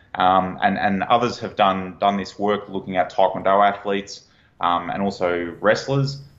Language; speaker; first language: English; native; English